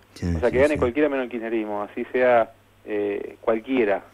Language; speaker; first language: Spanish; native; Spanish